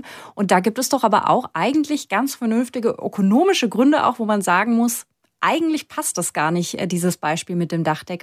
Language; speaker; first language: German; native; German